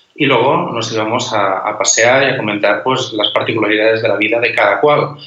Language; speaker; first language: Spanish; native; Spanish